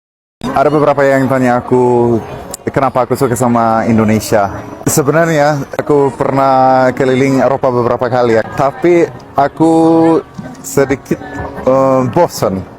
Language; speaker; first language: Indonesian; non-native, fluent; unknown